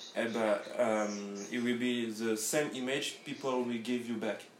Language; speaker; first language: English; non-native, learner; French